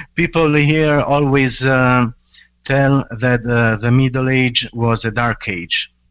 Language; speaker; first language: English; non-native, fluent; Italian